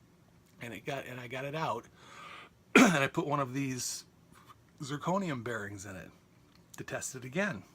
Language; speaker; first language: English; native; English